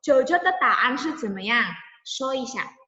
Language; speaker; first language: Chinese; non-native, fluent; Indonesian